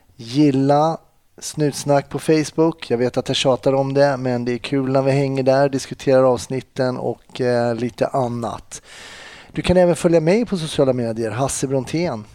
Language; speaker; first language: Swedish; native; Swedish